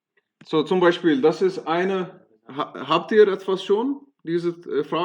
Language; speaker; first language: German; non-native, fluent; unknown